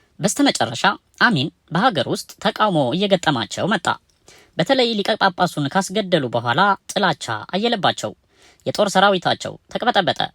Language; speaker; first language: Amharic; native; Amharic